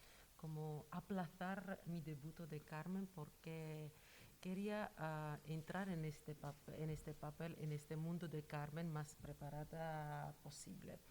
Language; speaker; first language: Spanish; non-native, fluent; Georgian